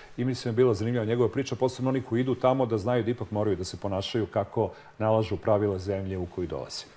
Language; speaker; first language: Serbian; native; Serbian